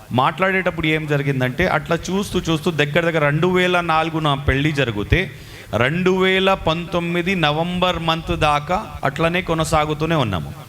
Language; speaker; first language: Telugu; non-native, local second language; Urdu